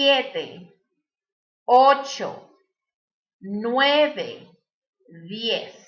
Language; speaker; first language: Spanish; early bilingual, heritage; Spanish